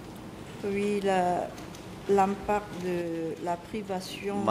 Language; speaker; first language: French; non-native, local second language; Khmer